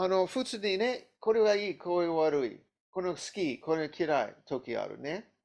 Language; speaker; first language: Japanese; non-native, learner; English